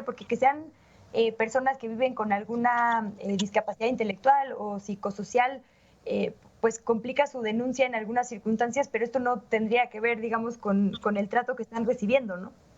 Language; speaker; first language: Spanish; native; Spanish